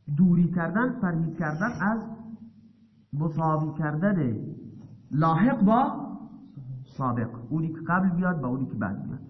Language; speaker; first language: Persian; non-native, local second language; Baluchi